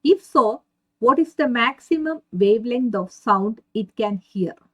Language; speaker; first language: English; non-native, local second language; Malayalam